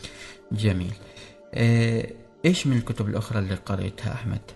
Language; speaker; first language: Arabic; native; Arabic